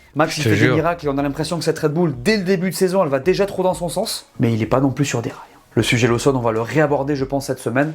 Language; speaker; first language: French; native; French